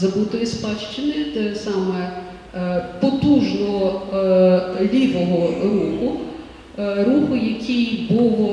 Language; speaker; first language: Ukrainian; native; Ukrainian